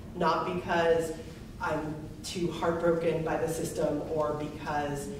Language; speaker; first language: English; native; English